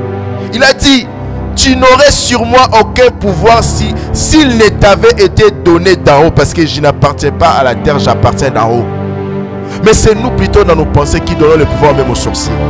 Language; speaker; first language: French; non-native, local second language; Lingala